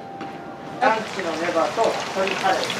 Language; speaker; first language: Japanese; native; Japanese